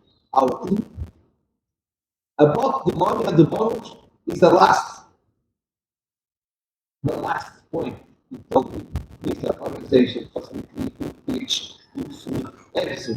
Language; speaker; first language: English; non-native, learner; Portuguese